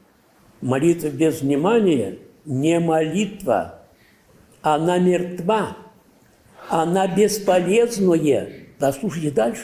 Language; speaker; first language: Russian; native; Russian